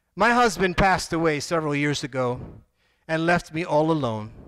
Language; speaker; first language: English; native; English